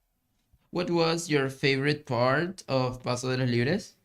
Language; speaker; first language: English; non-native, learner; Spanish